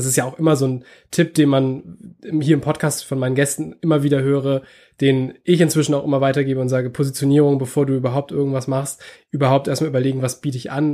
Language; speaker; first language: German; native; German